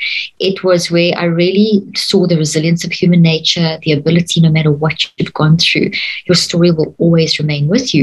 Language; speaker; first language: English; native; English